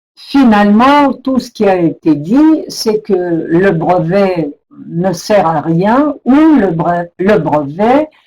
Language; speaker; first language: French; non-native, fluent; Russian